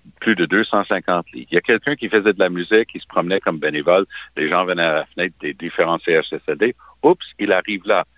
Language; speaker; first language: French; native; French